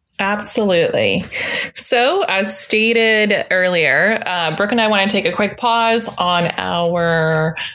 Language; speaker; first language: English; native; English